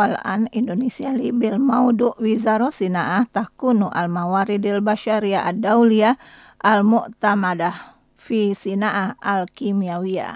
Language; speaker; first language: Arabic; non-native, fluent; Indonesian